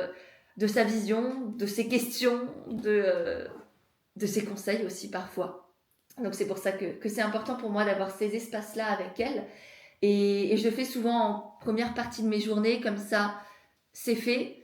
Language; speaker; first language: French; native; French